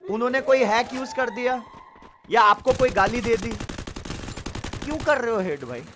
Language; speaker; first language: Hindi; native; Hindi